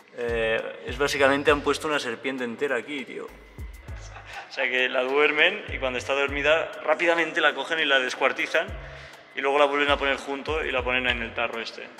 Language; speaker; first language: Spanish; native; Spanish